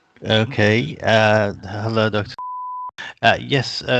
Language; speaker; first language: English; non-native, fluent; Persian